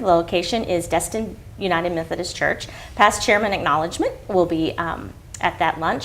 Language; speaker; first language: English; native; English